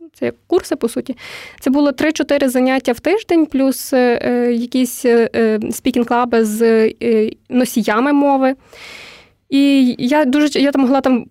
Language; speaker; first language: Ukrainian; native; Ukrainian